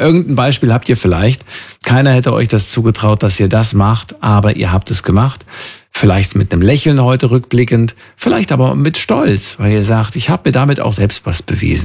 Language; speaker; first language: German; native; German